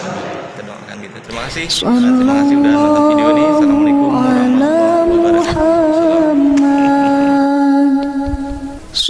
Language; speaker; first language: Indonesian; native; Indonesian